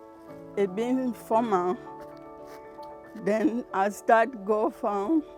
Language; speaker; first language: English; non-native, learner; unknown